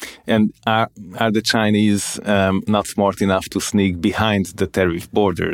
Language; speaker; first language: English; non-native, fluent; Hungarian